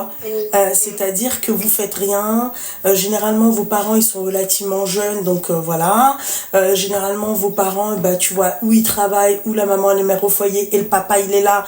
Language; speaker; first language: French; native; French